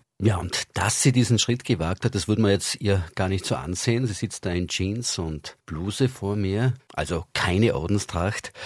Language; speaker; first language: German; native; German